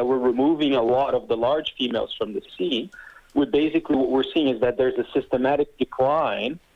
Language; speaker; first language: English; non-native, fluent; Portuguese